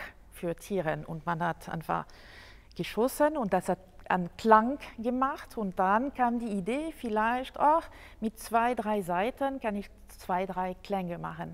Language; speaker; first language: German; non-native, fluent; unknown